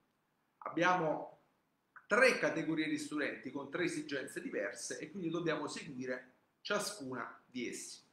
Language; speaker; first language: Italian; native; Italian